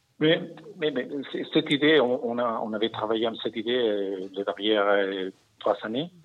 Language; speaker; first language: French; non-native, learner; Spanish